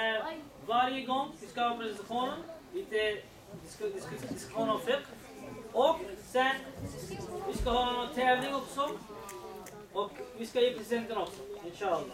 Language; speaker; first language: Swedish; non-native, learner; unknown